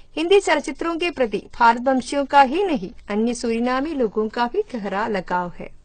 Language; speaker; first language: Hindi; non-native, local second language; Malayalam